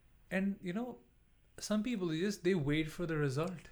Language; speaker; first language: English; non-native, local second language; Punjabi